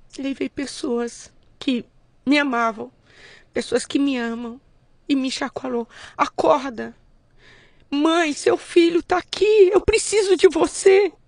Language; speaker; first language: Portuguese; native; Portuguese